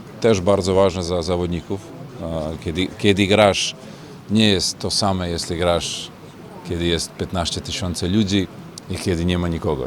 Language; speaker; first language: Polish; non-native, learner; Serbian